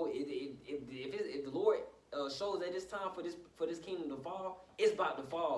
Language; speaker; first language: English; native; English